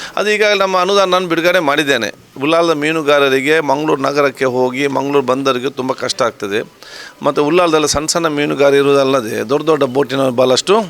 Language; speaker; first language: Kannada; native; Kannada